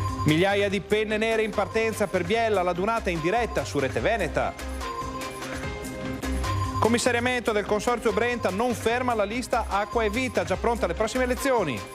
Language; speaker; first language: Italian; native; Italian